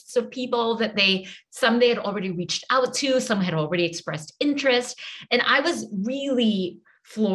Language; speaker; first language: English; native; English